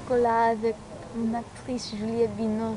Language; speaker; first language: French; non-native, learner; English